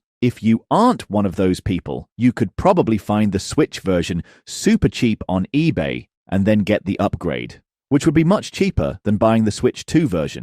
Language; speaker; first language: English; native; English